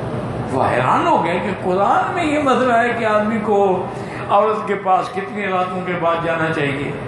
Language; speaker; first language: Urdu; native; Urdu